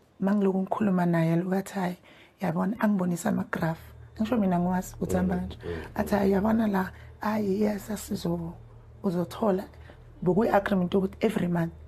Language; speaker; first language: Zulu; native; Zulu